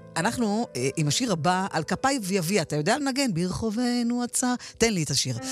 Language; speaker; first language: Hebrew; native; Hebrew